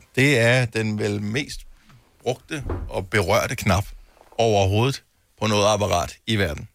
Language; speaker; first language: Danish; native; Danish